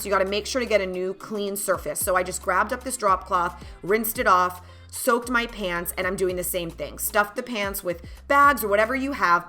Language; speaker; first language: English; native; English